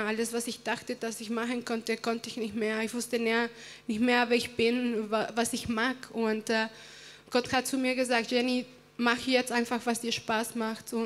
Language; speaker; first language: German; non-native, fluent; Spanish